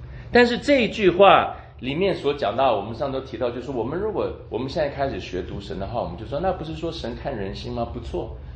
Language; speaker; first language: Chinese; native; Chinese